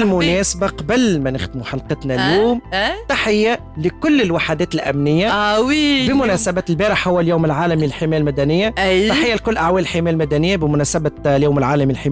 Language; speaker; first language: Arabic; native; Arabic